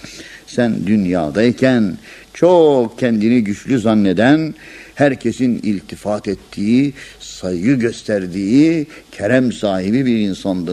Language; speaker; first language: Turkish; native; Turkish